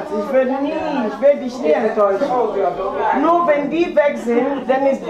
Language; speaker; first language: German; non-native, fluent; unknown